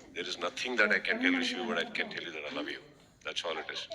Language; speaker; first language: English; non-native, local second language; Kannada